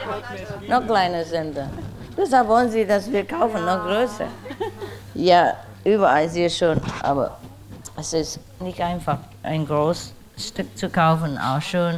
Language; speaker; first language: German; non-native, learner; Vietnamese